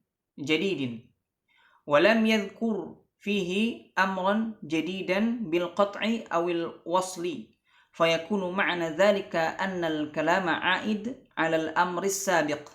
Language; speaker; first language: Arabic; non-native, fluent; Indonesian